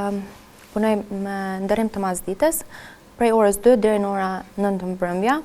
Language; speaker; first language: Albanian; native; Albanian